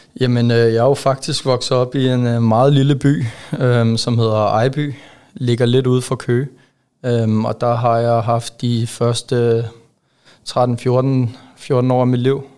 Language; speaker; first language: Danish; native; Danish